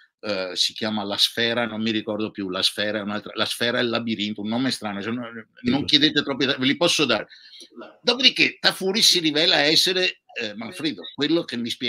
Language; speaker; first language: Italian; native; Italian